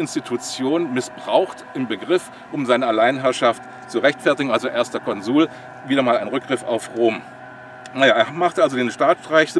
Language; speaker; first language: German; native; German